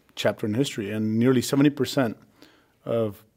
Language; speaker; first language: English; early bilingual, other home language; Spanish